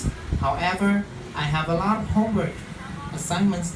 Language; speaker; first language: English; non-native, fluent; Vietnamese